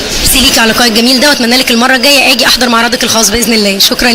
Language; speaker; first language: Arabic; native; Arabic